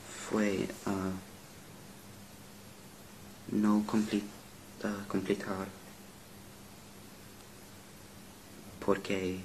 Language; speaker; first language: Spanish; non-native, learner; English